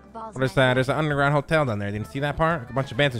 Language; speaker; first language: English; native; English